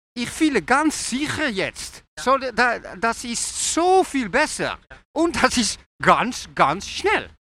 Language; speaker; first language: German; non-native, learner; Dutch